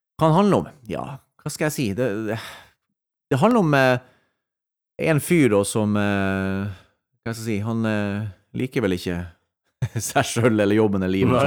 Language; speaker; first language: Norwegian; native; Norwegian